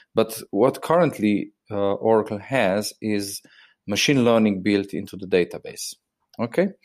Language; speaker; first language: English; non-native, fluent; Slovenian